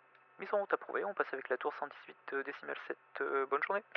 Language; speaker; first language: French; native; French